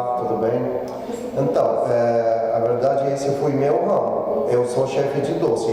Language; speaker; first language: Portuguese; non-native, learner; Arabic